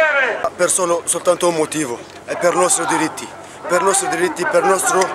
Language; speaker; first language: Italian; non-native, fluent; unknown